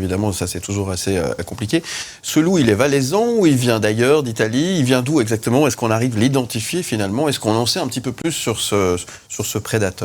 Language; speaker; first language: French; native; French